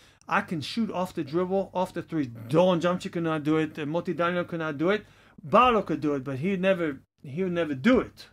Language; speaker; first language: English; native; English